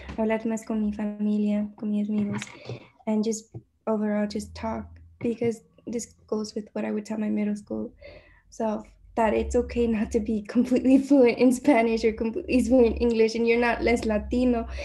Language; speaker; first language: English; native; English